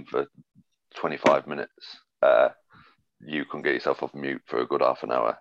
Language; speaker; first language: English; native; English